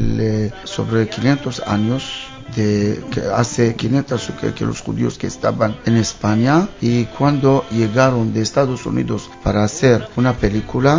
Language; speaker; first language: Spanish; non-native, learner; Hebrew